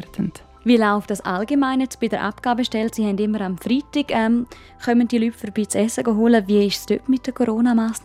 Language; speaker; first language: German; native; German